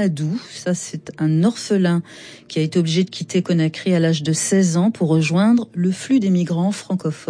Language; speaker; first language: French; native; French